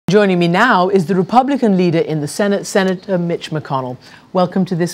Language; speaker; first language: English; native; English